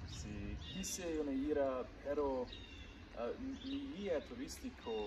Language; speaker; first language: Spanish; non-native, learner; English